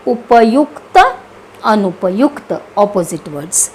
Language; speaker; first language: Hindi; non-native, local second language; Kannada